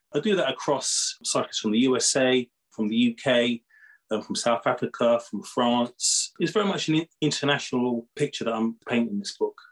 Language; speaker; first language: English; native; English